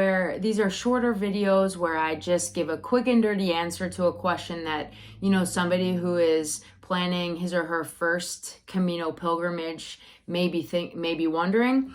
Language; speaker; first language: English; native; English